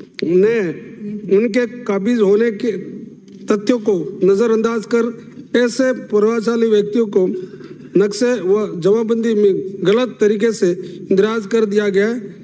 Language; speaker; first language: Hindi; native; Hindi